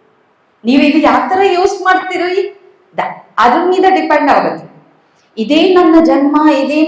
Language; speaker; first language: Kannada; non-native, local second language; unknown